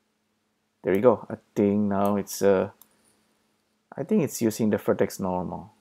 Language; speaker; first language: English; non-native, fluent; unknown